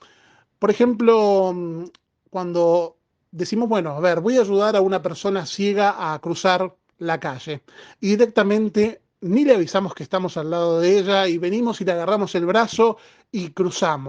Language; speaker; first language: Spanish; native; Spanish